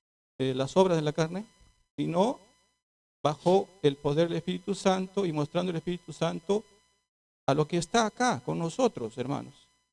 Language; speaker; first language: Spanish; native; Spanish